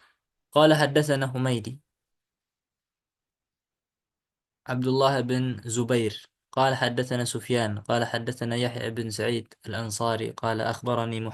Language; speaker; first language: Arabic; non-native, fluent; Indonesian